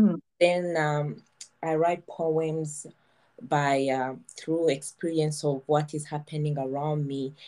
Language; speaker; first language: English; non-native, local second language; Kinyarwanda